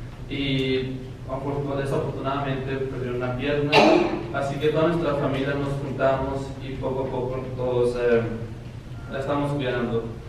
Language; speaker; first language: Spanish; native; Spanish